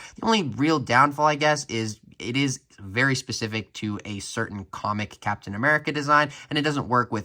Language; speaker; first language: English; native; English